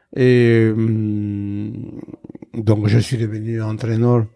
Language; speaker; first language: French; non-native, fluent; Spanish